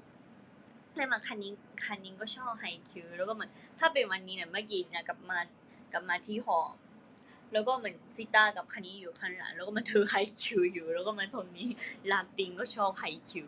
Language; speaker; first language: Thai; non-native, fluent; Japanese